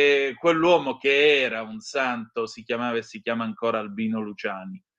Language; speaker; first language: Italian; native; Italian